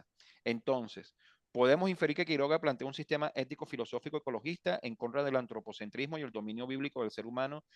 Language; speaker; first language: Spanish; native; Spanish